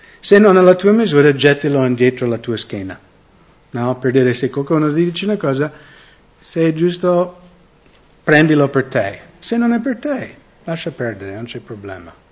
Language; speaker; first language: Italian; non-native, fluent; English